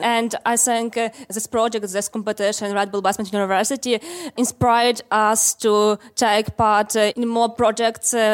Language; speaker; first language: English; non-native, learner; Ukrainian